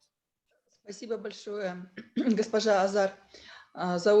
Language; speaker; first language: Russian; native; Russian